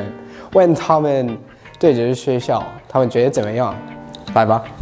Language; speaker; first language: Chinese; non-native, learner; English